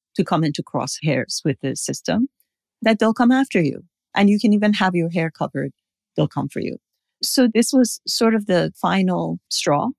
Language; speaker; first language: English; non-native, fluent; Persian